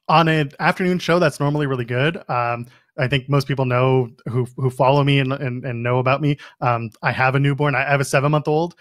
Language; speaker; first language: English; native; English